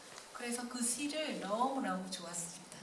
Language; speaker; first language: Korean; non-native, fluent; Vietnamese